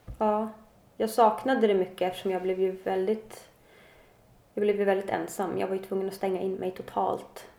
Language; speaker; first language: Swedish; native; Swedish